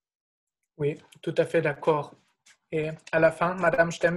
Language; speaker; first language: French; non-native, fluent; German